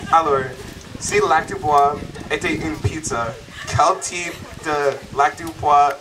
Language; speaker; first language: French; non-native, learner; English